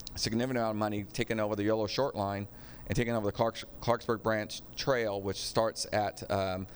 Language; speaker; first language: English; native; English